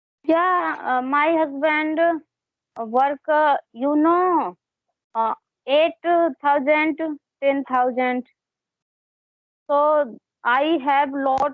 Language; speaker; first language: English; non-native, learner; Hindi